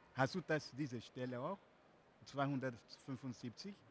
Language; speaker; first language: German; non-native, fluent; Igbo